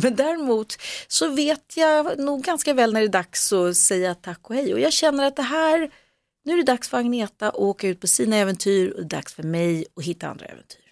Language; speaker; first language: Swedish; native; Swedish